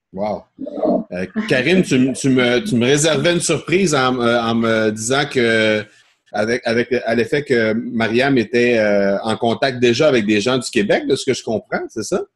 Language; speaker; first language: French; native; French